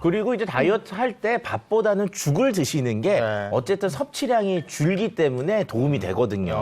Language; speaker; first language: Korean; native; Korean